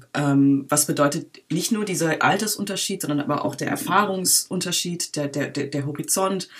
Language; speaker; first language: German; native; German